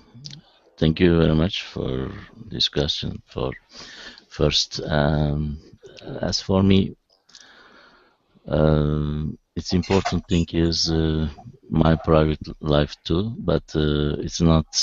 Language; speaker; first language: English; non-native, learner; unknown